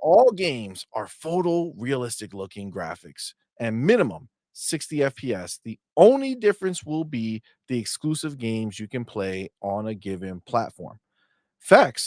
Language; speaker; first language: English; native; English